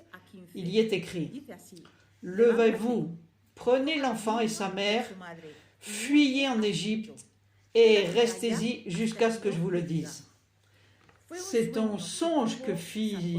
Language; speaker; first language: French; non-native, fluent; Arabic